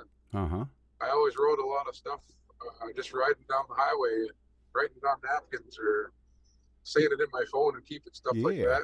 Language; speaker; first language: English; native; English